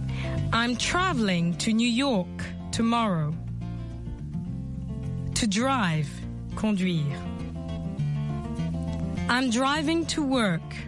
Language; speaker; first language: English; non-native, fluent; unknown